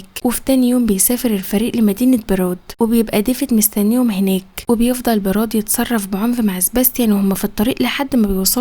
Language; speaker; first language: Arabic; native; Arabic